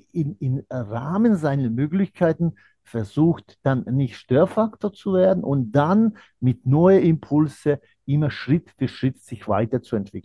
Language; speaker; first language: German; non-native, fluent; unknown